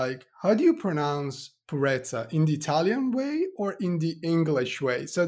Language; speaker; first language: English; non-native, fluent; Italian